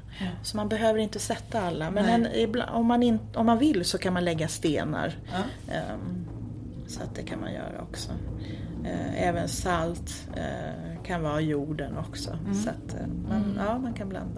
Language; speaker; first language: Swedish; native; Swedish